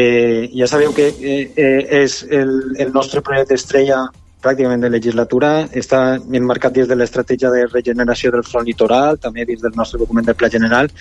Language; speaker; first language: Catalan; native; Catalan